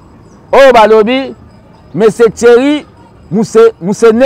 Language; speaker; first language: French; non-native, local second language; Lingala